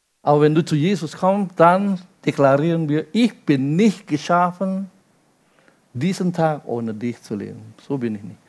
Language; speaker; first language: German; non-native, fluent; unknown